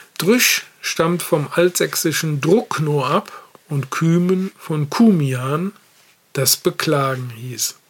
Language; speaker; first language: German; native; German